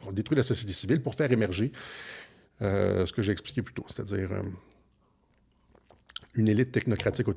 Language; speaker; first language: French; native; French